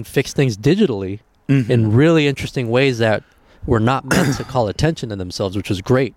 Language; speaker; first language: English; early bilingual, other home language; Spanish